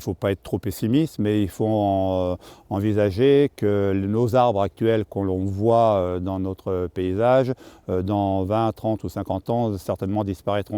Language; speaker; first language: French; native; French